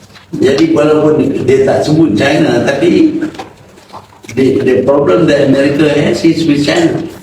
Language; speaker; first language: English; non-native, local second language; Malay